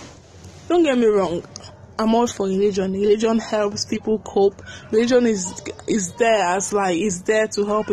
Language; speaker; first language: English; non-native, local second language; Krio